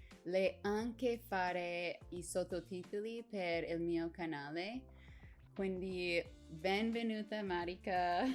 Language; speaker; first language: Italian; non-native, fluent; English